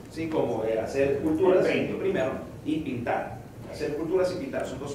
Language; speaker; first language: Spanish; native; Spanish